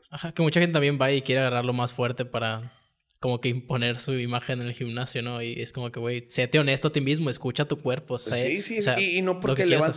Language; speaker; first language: Spanish; native; Spanish